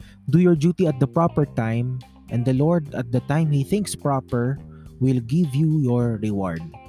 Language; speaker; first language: English; non-native, local second language; Filipino